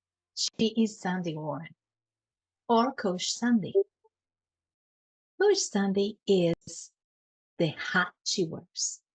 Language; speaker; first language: English; non-native, fluent; Spanish